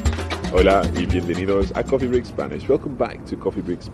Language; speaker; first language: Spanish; non-native, fluent; English